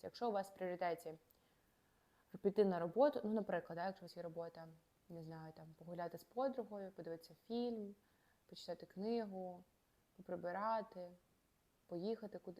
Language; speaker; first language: Ukrainian; native; Ukrainian